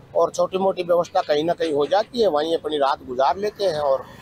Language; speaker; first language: Hindi; native; Hindi